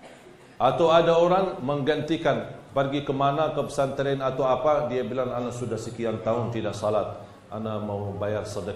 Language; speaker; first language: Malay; non-native, fluent; Arabic